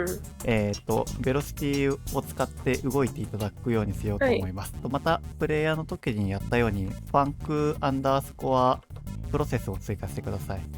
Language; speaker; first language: Japanese; native; Japanese